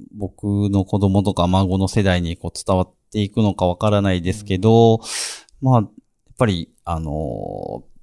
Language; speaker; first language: Japanese; native; Japanese